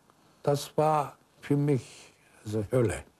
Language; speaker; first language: German; non-native, fluent; Korean